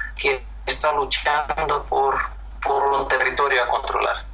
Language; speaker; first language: Spanish; non-native, fluent; Ukrainian